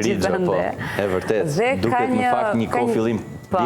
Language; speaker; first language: Albanian; native; Albanian